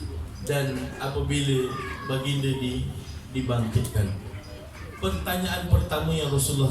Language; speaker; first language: Malay; native; Malay